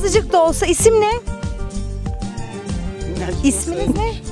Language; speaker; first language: Turkish; native; Turkish